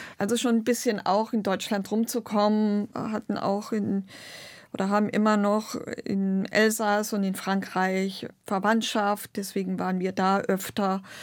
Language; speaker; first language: German; non-native, local second language; Romany